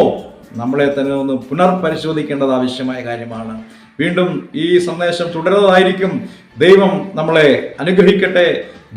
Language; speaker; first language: Malayalam; native; Malayalam